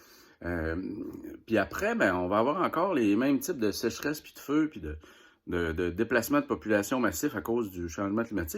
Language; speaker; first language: French; native; French